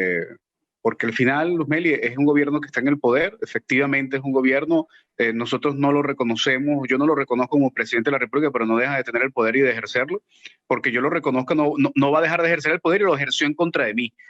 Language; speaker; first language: Spanish; native; Spanish